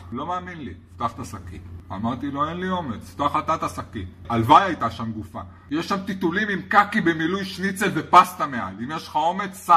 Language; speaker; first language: Hebrew; native; Hebrew